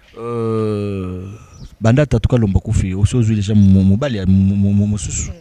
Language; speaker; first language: Lingala; native; Lingala